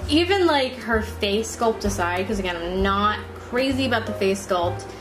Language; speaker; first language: English; native; English